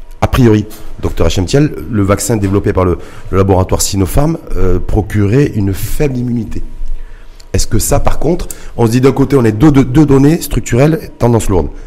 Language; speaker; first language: French; non-native, local second language; Arabic